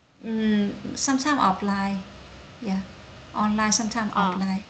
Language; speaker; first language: English; non-native, learner; Vietnamese